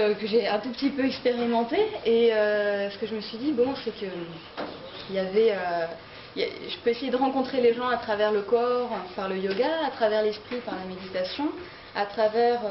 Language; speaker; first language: French; native; French